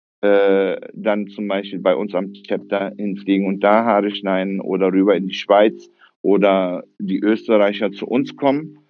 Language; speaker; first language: German; early bilingual, other home language; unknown